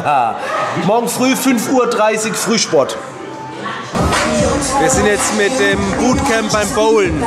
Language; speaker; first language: German; native; German